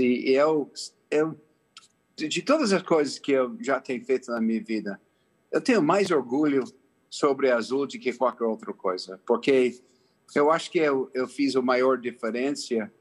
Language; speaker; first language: Portuguese; non-native, fluent; English